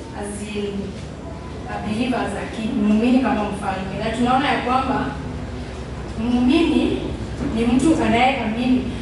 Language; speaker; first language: English; non-native, local second language; Swahili